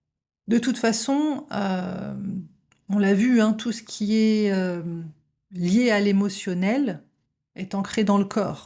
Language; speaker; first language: French; native; French